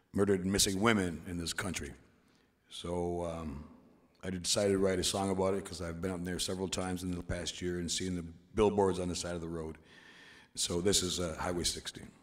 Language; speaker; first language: English; native; English